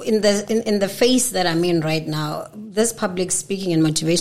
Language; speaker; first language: English; non-native, local second language; Northern Sotho